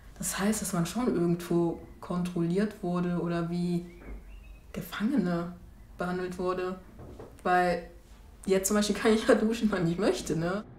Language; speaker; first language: German; early bilingual, other home language; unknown